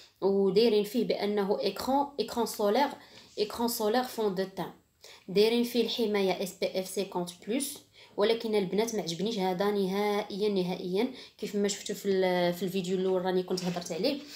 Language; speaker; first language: Arabic; native; Arabic